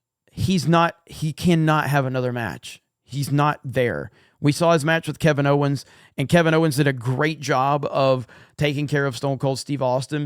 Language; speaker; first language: English; native; English